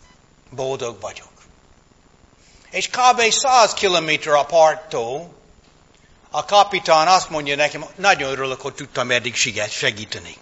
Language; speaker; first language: Hungarian; non-native, fluent; English